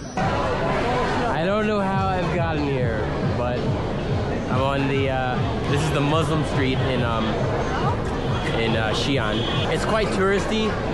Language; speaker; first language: English; native; English